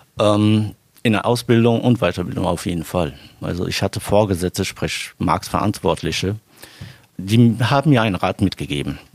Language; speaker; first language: German; non-native, fluent; Arabic